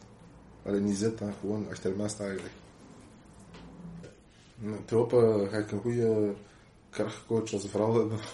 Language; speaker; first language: Dutch; non-native, local second language; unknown